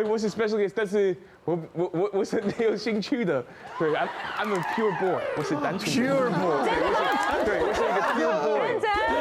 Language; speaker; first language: Chinese; non-native, fluent; English